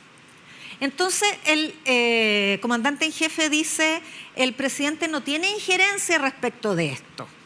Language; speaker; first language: Spanish; native; Spanish